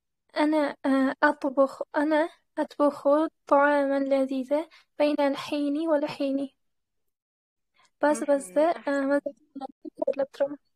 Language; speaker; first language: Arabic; non-native, learner; Uzbek